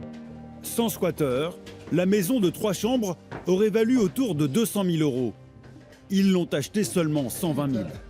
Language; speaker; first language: French; native; French